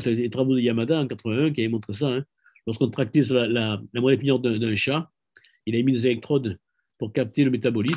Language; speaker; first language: French; native; French